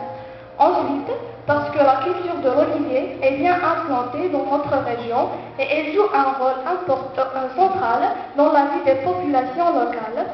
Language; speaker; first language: French; non-native, local second language; Arabic